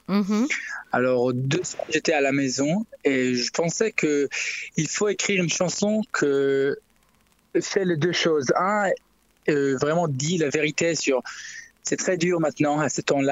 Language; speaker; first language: French; non-native, learner; Hebrew